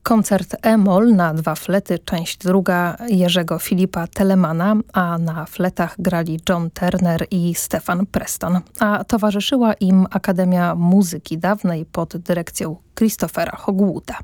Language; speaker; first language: Polish; native; Polish